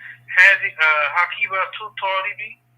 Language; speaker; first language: Arabic; non-native, learner; English